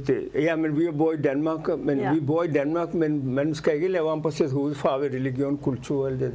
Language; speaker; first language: Danish; non-native, fluent; Urdu